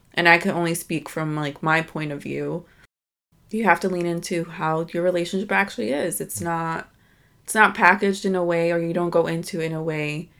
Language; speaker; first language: English; native; English